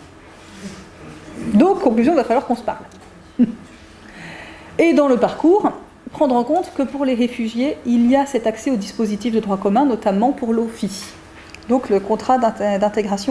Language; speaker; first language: French; native; French